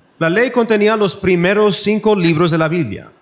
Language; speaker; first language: Spanish; non-native, learner; English